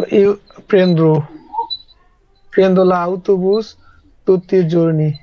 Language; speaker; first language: Italian; non-native, learner; Bangla